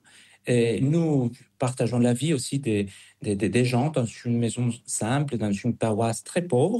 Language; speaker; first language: French; non-native, fluent; Spanish